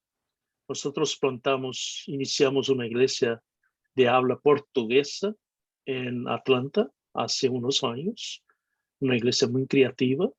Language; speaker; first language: Spanish; non-native, fluent; Portuguese